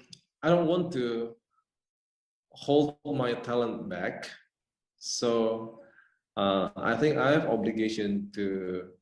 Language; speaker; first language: English; non-native, fluent; Indonesian